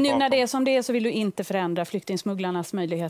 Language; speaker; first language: Swedish; native; Swedish